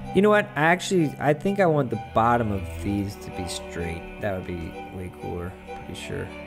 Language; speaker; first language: English; native; English